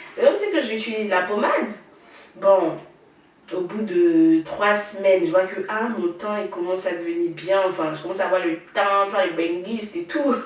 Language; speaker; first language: French; native; French